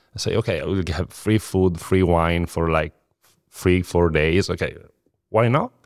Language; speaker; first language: English; non-native, fluent; Italian